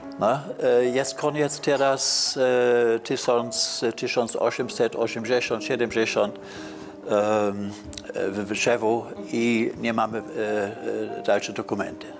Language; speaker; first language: Polish; non-native, learner; German